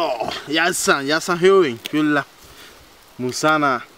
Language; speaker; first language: Finnish; non-native, learner; Spanish